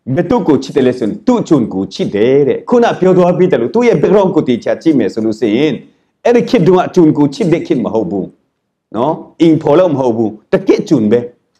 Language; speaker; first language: Burmese; non-native, local second language; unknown